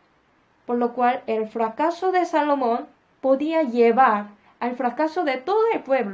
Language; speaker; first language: Spanish; non-native, fluent; Korean